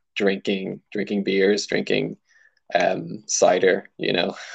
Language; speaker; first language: English; native; English